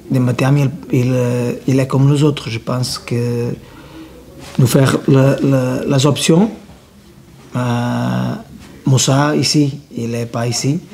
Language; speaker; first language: French; non-native, learner; Portuguese